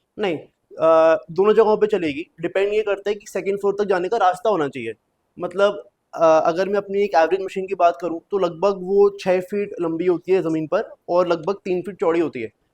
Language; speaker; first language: Hindi; native; Hindi